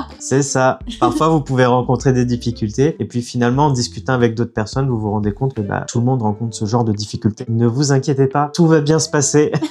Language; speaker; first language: French; native; French